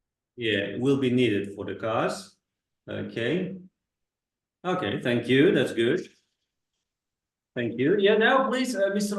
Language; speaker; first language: English; non-native, fluent; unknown